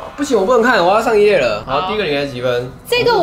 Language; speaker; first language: Chinese; native; Chinese